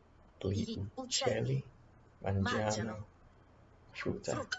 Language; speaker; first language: Italian; non-native, learner; English